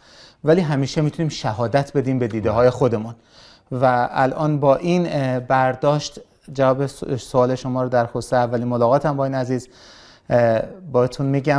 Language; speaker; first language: Persian; native; Persian